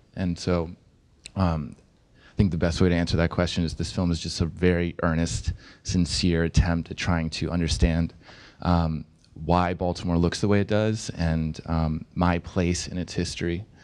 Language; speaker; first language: English; native; English